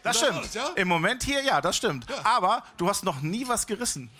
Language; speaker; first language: German; native; German